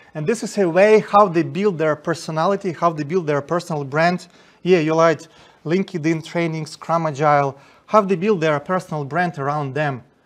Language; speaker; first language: English; non-native, fluent; Ukrainian